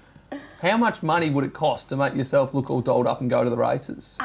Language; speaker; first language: English; native; English